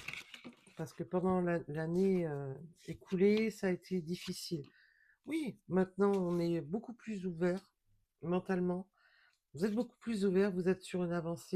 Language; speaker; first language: French; native; French